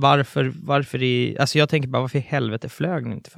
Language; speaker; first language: Swedish; native; Swedish